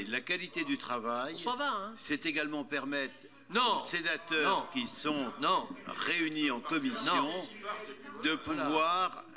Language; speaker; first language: French; native; French